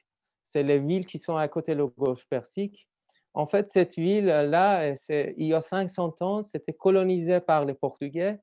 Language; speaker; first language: French; non-native, learner; Persian